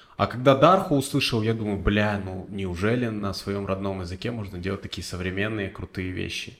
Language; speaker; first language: Russian; native; Russian